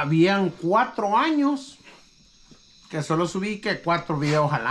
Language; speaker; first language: Spanish; native; Spanish